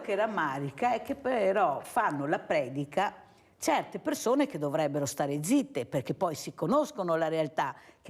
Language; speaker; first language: Italian; native; Italian